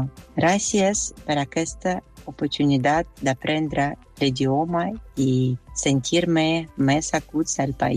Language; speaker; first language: Catalan; non-native, learner; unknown